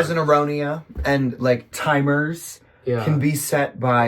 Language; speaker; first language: English; native; English